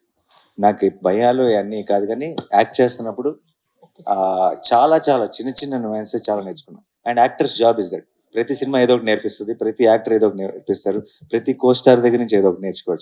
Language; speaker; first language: Telugu; native; Telugu